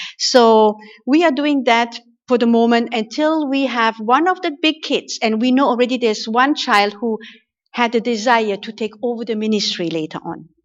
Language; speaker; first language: English; non-native, fluent; German